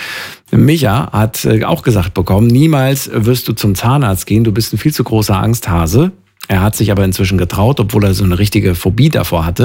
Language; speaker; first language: German; native; German